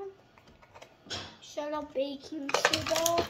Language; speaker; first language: Persian; early bilingual, heritage; Persian